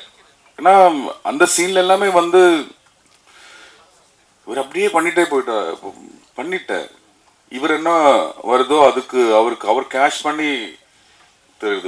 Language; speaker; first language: Tamil; non-native, learner; Malayalam